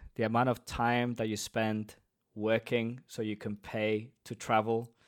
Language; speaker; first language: English; non-native, fluent; Spanish